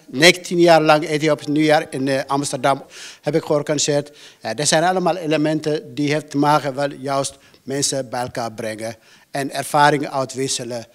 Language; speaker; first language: Dutch; non-native, fluent; Amharic